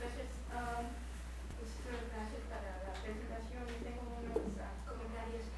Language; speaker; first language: Spanish; non-native, learner; English